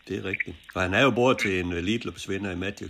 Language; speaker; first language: Danish; native; Danish